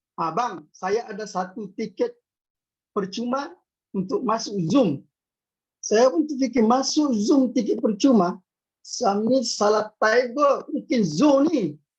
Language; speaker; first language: Malay; native; Malay